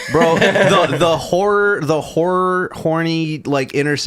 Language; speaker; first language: English; native; English